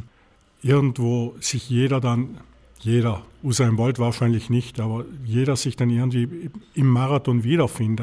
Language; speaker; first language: German; native; German